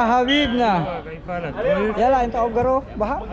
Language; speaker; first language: Arabic; non-native, learner; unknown